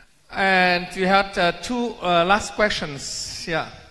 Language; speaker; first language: English; non-native, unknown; Vietnamese